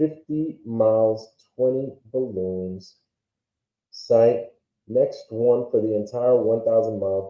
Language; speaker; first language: English; native; English